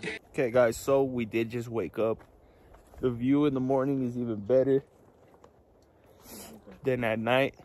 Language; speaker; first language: English; early bilingual, other home language; Spanish